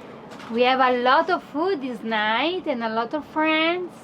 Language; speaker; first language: English; non-native, learner; Spanish